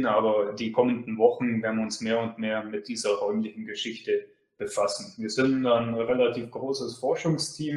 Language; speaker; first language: German; native; German